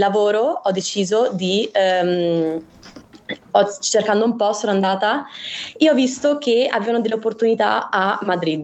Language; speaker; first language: Italian; native; Italian